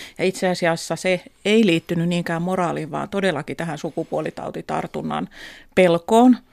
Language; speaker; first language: Finnish; native; Finnish